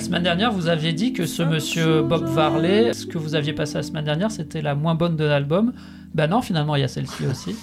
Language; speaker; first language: French; native; French